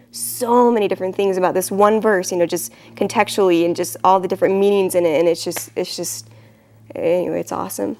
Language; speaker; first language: English; native; English